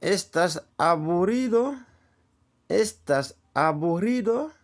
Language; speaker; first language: Spanish; non-native, learner; Haitian Creole